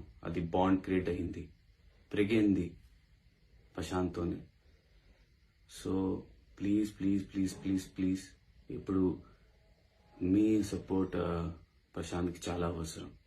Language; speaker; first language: Telugu; non-native, local second language; Urdu